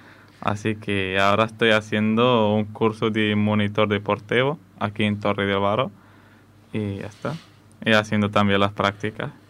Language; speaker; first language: Spanish; non-native, fluent; Arabic